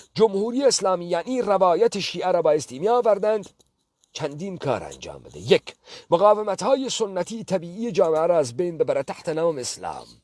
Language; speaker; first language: Persian; non-native, local second language; Kurdish